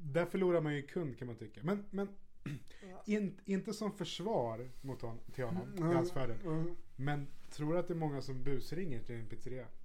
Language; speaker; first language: Swedish; native; Swedish